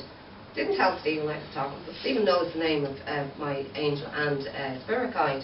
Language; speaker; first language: English; native; English